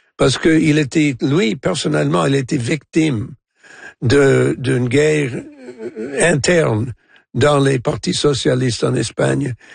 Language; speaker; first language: French; non-native, local second language; English